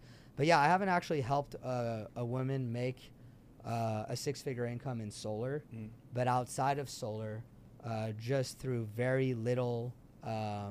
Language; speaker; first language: English; early bilingual, other home language; French